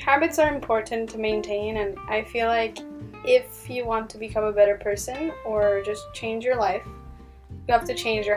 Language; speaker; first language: English; early bilingual, other home language; Hebrew